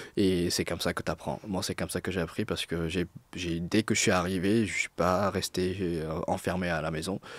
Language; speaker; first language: French; non-native, fluent; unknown